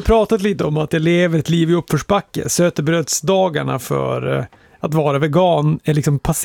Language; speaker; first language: Swedish; native; Swedish